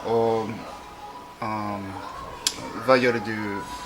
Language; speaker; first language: Norwegian; non-native, learner; Spanish